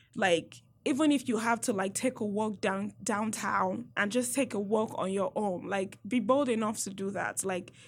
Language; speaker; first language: English; non-native, local second language; Yoruba